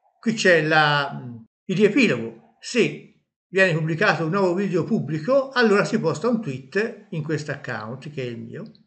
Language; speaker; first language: Italian; native; Italian